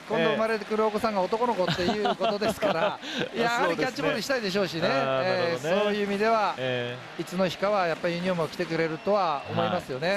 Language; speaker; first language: Japanese; native; Japanese